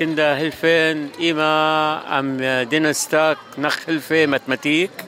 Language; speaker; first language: German; non-native, learner; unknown